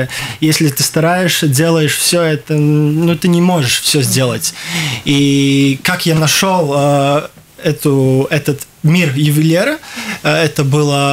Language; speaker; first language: Russian; non-native, local second language; Latvian